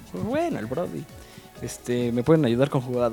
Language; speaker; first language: Spanish; native; Spanish